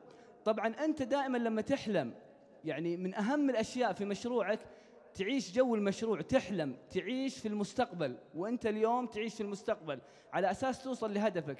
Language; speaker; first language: Arabic; native; Arabic